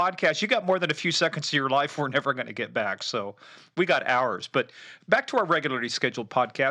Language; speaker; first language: English; native; English